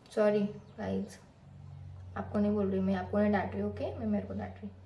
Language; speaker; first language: Hindi; non-native, local second language; Marathi